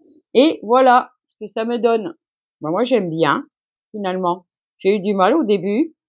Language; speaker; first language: French; native; French